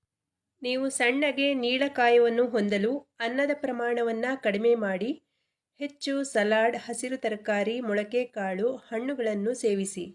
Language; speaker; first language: Kannada; native; Kannada